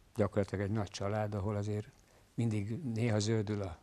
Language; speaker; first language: Hungarian; native; Hungarian